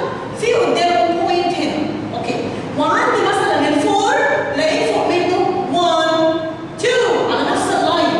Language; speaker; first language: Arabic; native; Arabic